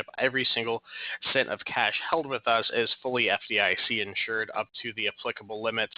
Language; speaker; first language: English; native; English